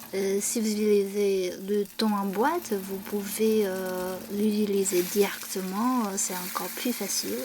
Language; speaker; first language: French; non-native, fluent; Chinese